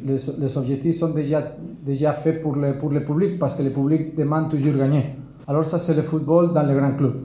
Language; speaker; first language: French; non-native, fluent; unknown